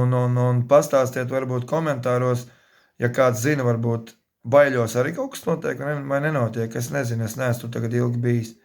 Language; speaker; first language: Latvian; native; Latvian